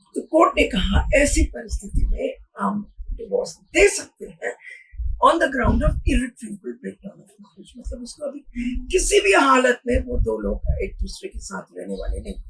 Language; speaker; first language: Hindi; non-native, local second language; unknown